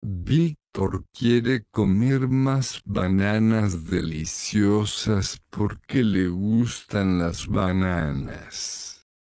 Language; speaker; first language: Spanish; non-native, learner; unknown